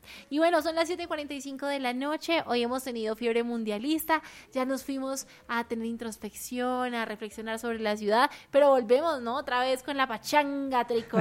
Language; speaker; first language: Spanish; native; Spanish